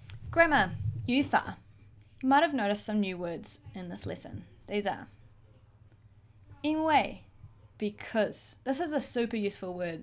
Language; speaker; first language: English; native; English